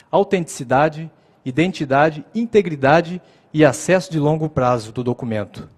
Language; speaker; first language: Portuguese; native; Portuguese